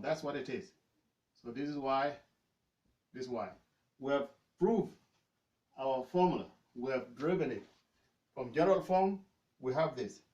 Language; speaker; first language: English; non-native, fluent; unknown